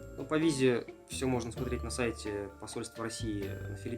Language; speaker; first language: Russian; native; Russian